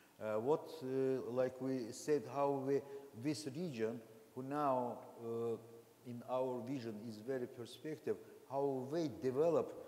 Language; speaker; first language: English; non-native, learner; Azerbaijani